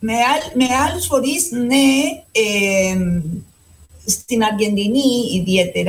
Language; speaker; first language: Greek; non-native, fluent; Spanish